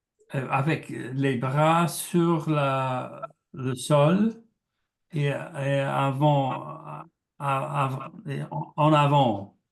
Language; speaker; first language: French; non-native, learner; English